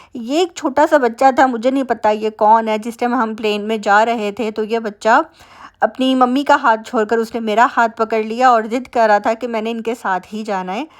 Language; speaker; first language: Urdu; native; Urdu